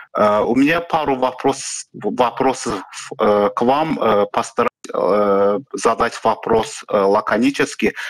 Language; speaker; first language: Russian; non-native, local second language; Azerbaijani